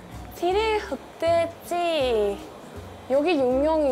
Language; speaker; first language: Korean; non-native, learner; Spanish